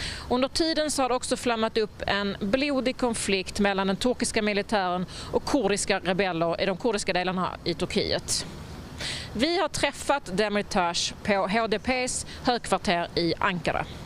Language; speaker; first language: Swedish; native; Swedish